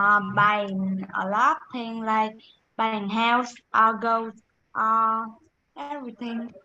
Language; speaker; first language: English; non-native, learner; Vietnamese